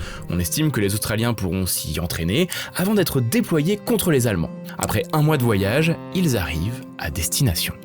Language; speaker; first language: French; native; French